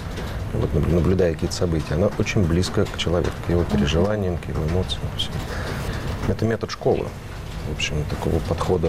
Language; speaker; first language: Russian; native; Russian